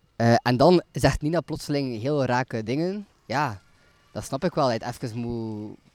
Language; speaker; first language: Dutch; native; Dutch